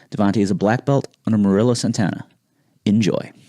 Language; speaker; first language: English; native; English